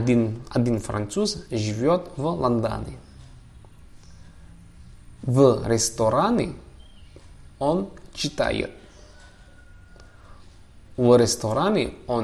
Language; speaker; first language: Russian; non-native, fluent; Javanese